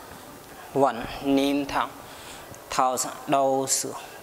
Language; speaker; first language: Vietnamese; non-native, learner; Hindi